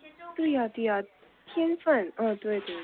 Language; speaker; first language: Chinese; non-native, learner; Korean